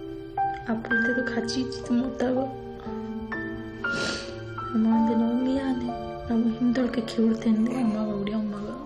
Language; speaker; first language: Korean; non-native, learner; Nepali